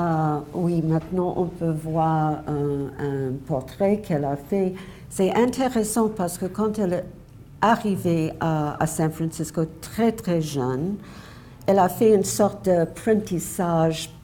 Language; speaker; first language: French; non-native, fluent; English